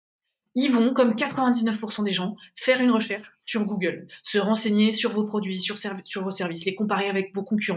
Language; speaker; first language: French; native; French